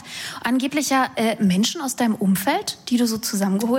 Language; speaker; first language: German; native; German